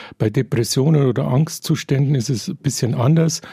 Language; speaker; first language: German; native; German